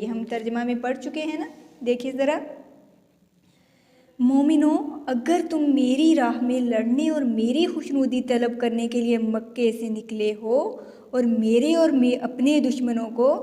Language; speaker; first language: Urdu; native; Urdu